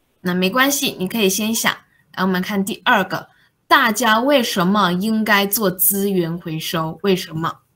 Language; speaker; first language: Chinese; native; Chinese